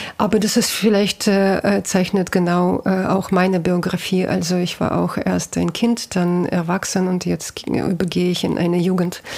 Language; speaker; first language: German; non-native, fluent; Russian